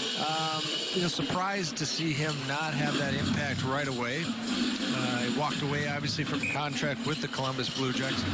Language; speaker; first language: English; native; English